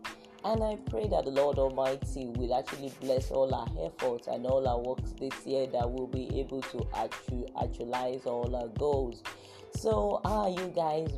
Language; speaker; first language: English; non-native, local second language; Yoruba